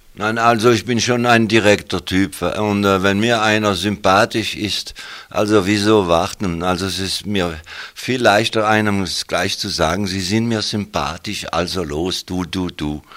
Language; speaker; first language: German; non-native, local second language; Swiss German